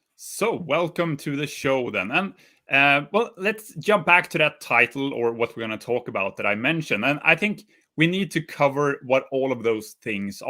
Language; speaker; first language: English; non-native, fluent; Swedish